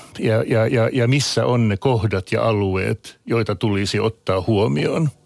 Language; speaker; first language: Finnish; non-native, local second language; Swedish